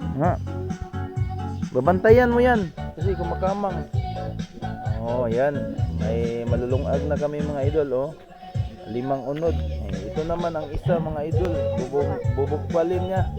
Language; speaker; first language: Filipino; non-native, local second language; Cebuano